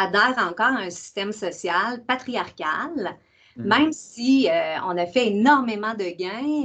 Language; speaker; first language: French; native; French